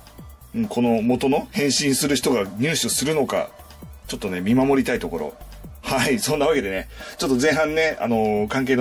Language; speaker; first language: Japanese; native; Japanese